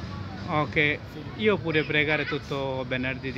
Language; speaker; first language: Italian; non-native, learner; Bangla